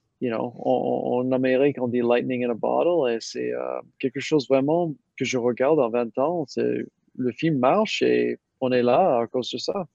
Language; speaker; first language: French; non-native, learner; English